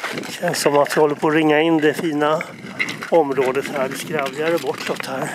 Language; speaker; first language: Swedish; native; Swedish